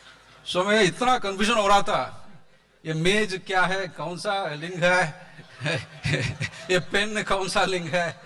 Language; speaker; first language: Hindi; non-native, local second language; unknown